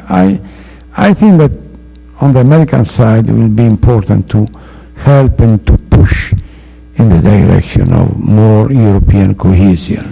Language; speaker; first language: English; non-native, fluent; Italian